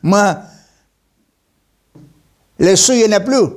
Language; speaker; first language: French; non-native, learner; Greek